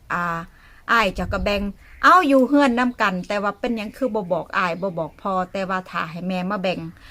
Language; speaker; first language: Thai; native; Thai